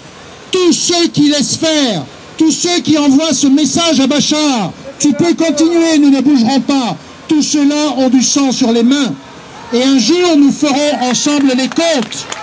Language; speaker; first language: French; native; French